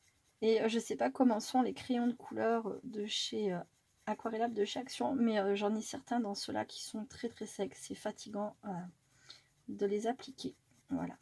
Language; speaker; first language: French; native; French